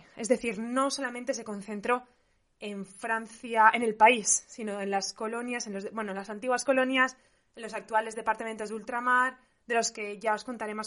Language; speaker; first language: Spanish; native; Spanish